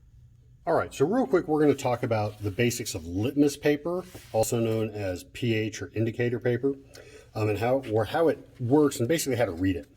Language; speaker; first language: English; native; English